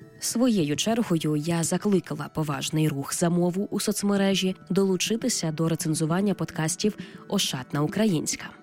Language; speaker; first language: Ukrainian; native; Ukrainian